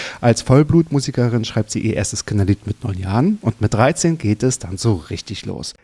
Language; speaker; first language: German; native; German